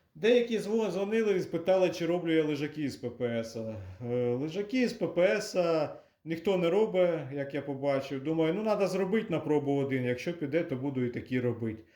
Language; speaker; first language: Ukrainian; native; Ukrainian